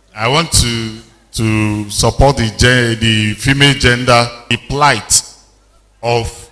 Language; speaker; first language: English; non-native, local second language; Yoruba